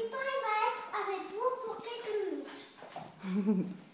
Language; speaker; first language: French; early bilingual, other home language; English